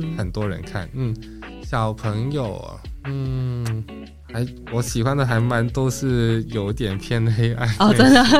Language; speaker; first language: Chinese; non-native, local second language; Japanese